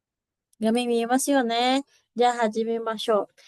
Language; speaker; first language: Japanese; non-native, fluent; Indonesian